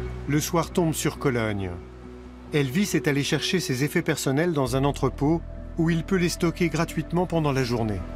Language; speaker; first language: French; native; French